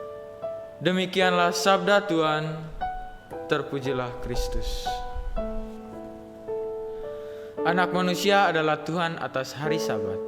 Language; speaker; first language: Indonesian; native; Indonesian